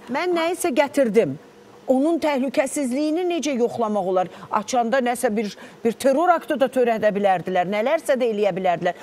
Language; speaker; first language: Azerbaijani; native; Azerbaijani